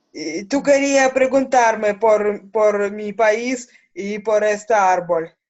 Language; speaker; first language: Spanish; non-native, learner; Ukrainian